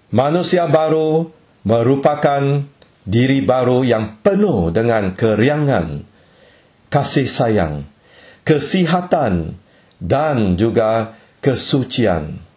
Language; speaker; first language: Malay; non-native, local second language; Chinese